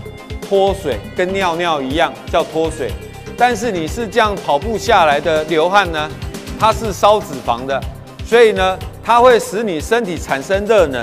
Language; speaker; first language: Chinese; native; Chinese